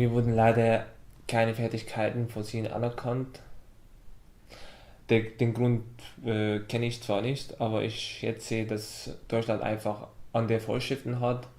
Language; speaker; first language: German; non-native, fluent; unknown